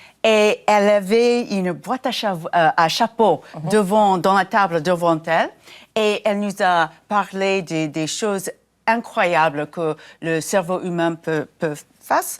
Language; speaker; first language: French; non-native, fluent; English